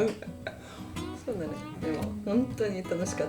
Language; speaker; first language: Japanese; non-native, fluent; Serbian